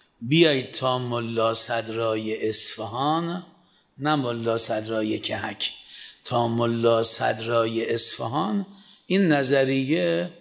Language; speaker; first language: Persian; native; Persian